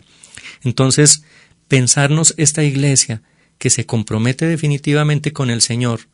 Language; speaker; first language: Spanish; native; Spanish